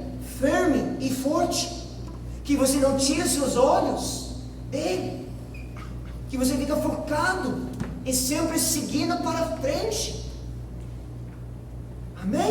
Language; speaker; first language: Portuguese; non-native, fluent; English